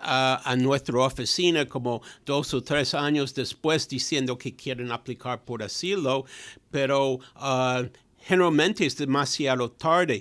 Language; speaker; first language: Spanish; non-native, fluent; English